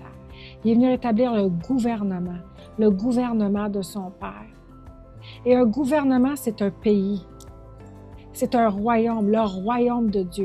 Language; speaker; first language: French; native; French